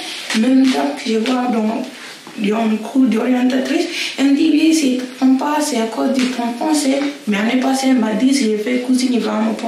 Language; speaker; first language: French; non-native, learner; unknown